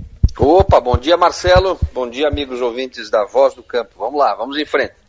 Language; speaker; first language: Portuguese; native; Portuguese